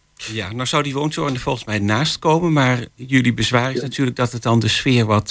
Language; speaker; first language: Dutch; native; Dutch